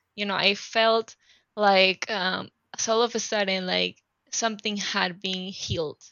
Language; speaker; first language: English; non-native, fluent; Spanish